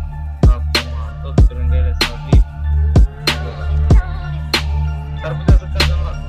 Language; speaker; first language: Romanian; native; Romanian